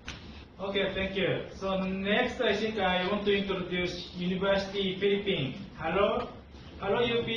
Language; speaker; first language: English; non-native, fluent; Japanese